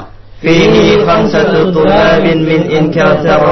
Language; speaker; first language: Arabic; non-native, learner; Indonesian